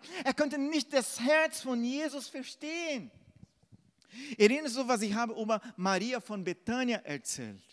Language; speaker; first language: German; non-native, fluent; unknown